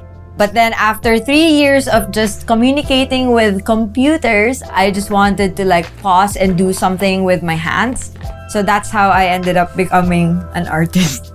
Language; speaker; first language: English; non-native, local second language; Filipino